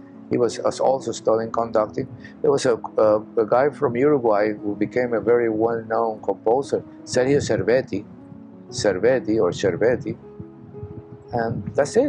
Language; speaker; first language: English; non-native, fluent; Spanish